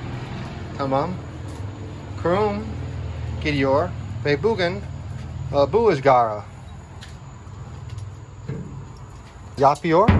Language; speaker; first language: Turkish; non-native, learner; English